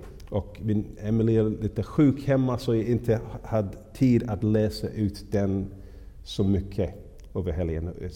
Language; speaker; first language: Swedish; non-native, fluent; English